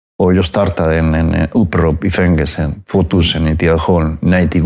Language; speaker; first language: Swedish; non-native, fluent; Spanish